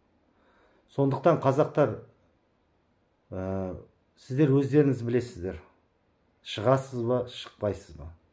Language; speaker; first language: Kazakh; native; Kazakh